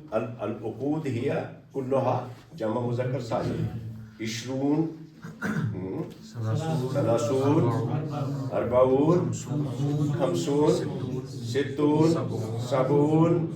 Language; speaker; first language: Arabic; non-native, fluent; Kashmiri